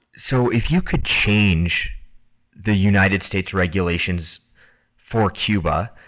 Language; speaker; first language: English; native; English